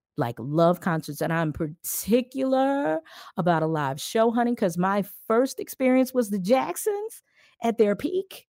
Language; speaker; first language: English; native; English